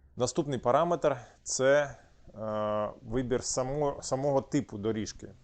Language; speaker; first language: Ukrainian; non-native, local second language; Russian